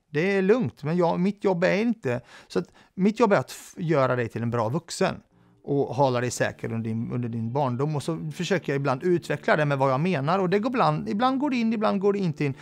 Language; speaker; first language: Swedish; early bilingual, other home language; Arabic